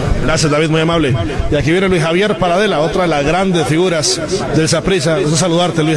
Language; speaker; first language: Spanish; native; Spanish